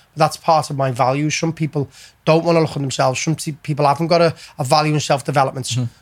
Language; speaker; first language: English; native; English